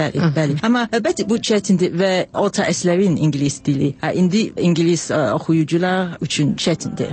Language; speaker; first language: Azerbaijani; non-native, learner; English